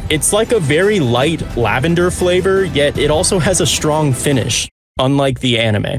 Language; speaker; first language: English; native; English